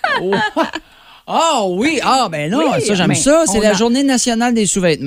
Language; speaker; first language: French; native; French